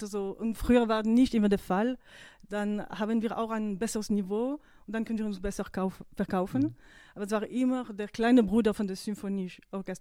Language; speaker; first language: German; non-native, fluent; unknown